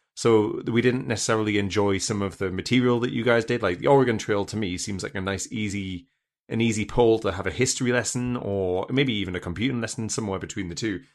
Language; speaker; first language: English; native; English